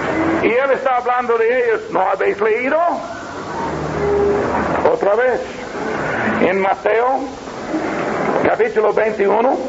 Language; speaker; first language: Spanish; non-native, learner; English